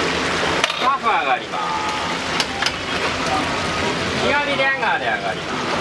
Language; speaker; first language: Japanese; native; Japanese